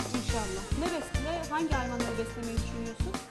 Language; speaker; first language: Turkish; native; Turkish